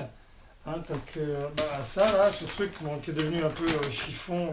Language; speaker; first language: French; native; French